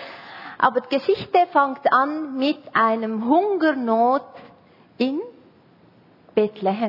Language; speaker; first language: German; non-native, fluent; Arabic